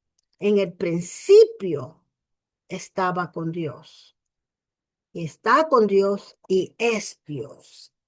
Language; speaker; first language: Spanish; early bilingual, heritage; English